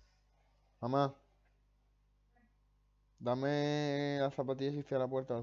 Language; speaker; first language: Spanish; native; Spanish